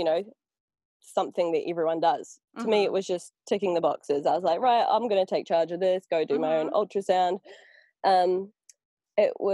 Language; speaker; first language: English; native; English